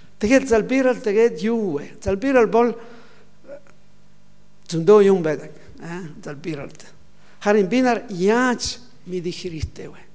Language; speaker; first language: Mongolian; non-native, learner; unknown